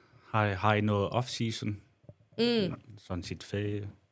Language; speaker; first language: Danish; non-native, local second language; Kalaallisut